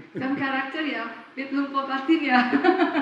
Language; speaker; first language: English; non-native, learner; Indonesian